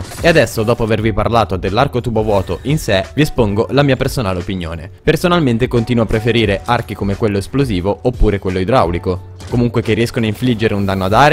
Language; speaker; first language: Italian; native; Italian